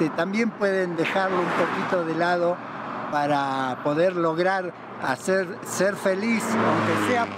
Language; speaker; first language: Spanish; native; Spanish